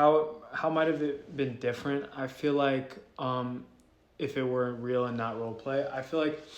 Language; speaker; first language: English; native; English